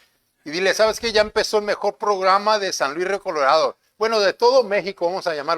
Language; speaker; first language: Spanish; native; Spanish